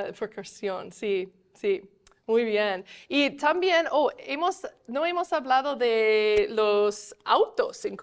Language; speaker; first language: Spanish; non-native, fluent; English